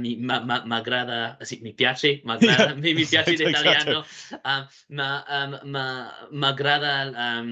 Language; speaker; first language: Italian; non-native, learner; English